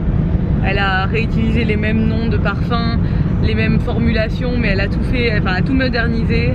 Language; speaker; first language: French; native; French